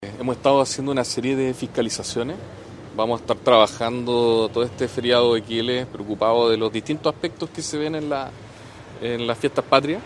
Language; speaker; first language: Spanish; native; Spanish